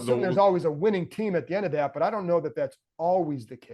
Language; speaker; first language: English; native; English